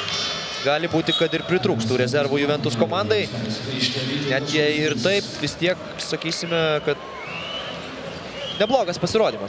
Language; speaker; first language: Lithuanian; native; Lithuanian